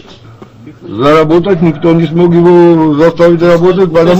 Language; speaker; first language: Russian; non-native, fluent; Georgian